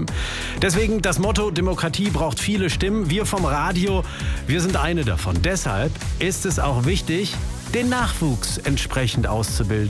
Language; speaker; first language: German; native; German